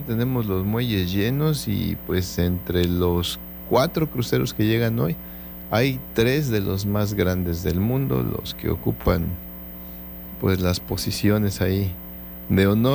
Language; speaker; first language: Spanish; native; Spanish